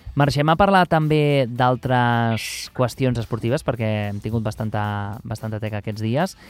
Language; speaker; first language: Catalan; native; Catalan